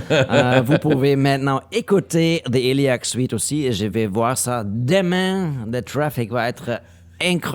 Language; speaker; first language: French; non-native, learner; German